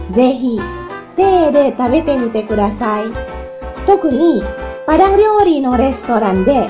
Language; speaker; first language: Japanese; non-native, fluent; Indonesian